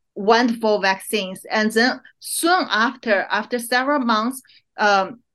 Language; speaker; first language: English; non-native, fluent; Chinese